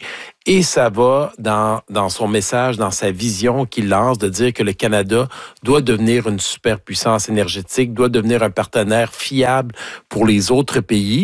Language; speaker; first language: French; native; French